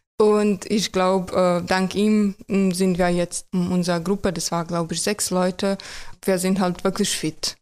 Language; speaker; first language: German; non-native, fluent; Croatian